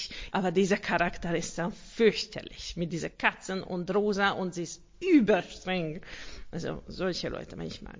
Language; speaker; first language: German; non-native, learner; Hungarian